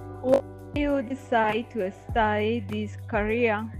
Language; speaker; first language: English; non-native, learner; Spanish